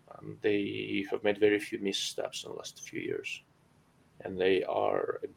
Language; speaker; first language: English; non-native, fluent; Russian